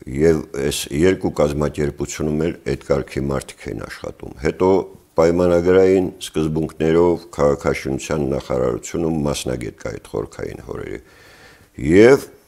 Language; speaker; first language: Armenian; native; Armenian